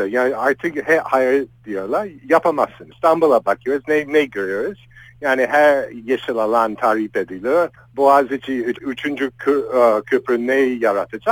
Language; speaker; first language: Turkish; non-native, fluent; English